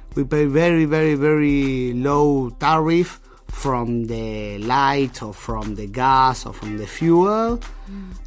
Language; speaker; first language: English; non-native, fluent; Spanish